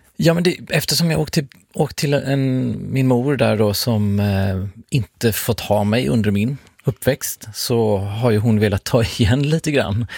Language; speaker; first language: Swedish; native; Swedish